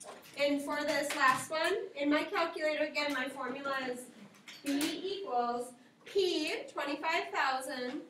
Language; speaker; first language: English; native; English